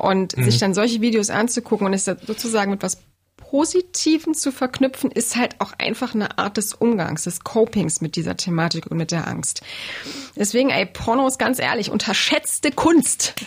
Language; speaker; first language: German; native; German